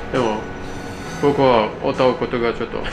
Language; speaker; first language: Japanese; non-native, learner; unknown